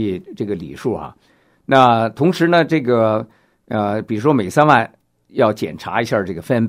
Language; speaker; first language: Chinese; native; Chinese